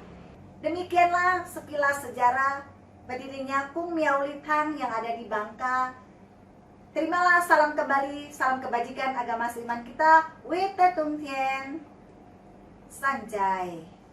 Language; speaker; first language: Indonesian; native; Indonesian